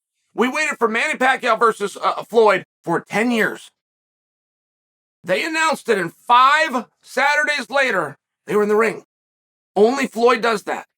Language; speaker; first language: English; native; English